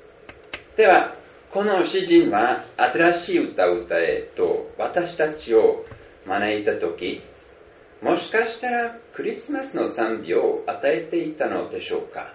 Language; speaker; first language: Japanese; non-native, fluent; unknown